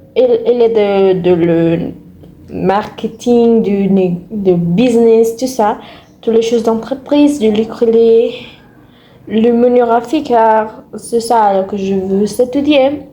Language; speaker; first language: French; non-native, learner; Spanish